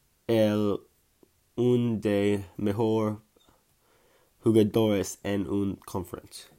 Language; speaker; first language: Spanish; non-native, learner; English